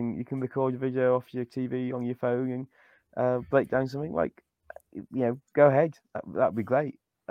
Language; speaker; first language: English; native; English